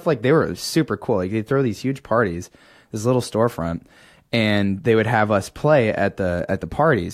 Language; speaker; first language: English; native; English